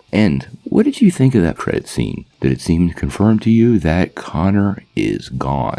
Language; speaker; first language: English; native; English